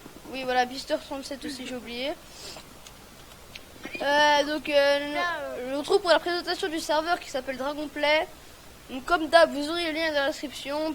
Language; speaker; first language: French; native; French